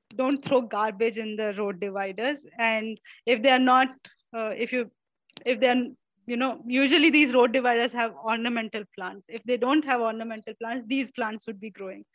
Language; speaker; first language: English; non-native, local second language; Malayalam